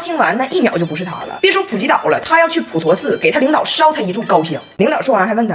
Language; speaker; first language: Chinese; native; Chinese